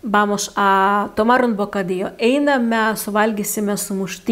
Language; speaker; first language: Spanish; non-native, fluent; Lithuanian